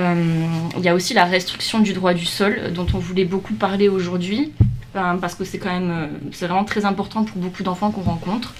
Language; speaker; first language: French; native; French